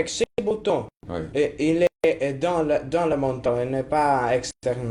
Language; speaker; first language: French; non-native, learner; Italian